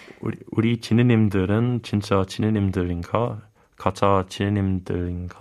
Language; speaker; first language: Korean; non-native, learner; English